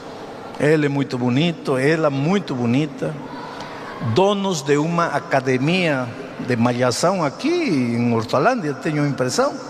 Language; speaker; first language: Portuguese; non-native, fluent; Spanish